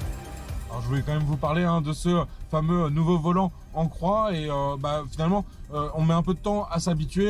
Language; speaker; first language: French; native; French